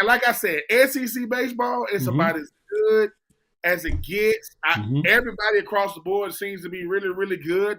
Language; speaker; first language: English; native; English